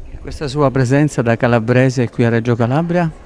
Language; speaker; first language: Italian; native; Italian